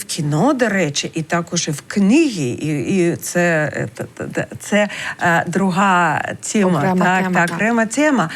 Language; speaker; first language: Ukrainian; non-native, learner; English